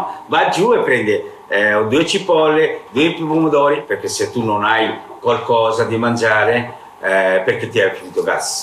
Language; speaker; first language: Italian; non-native, fluent; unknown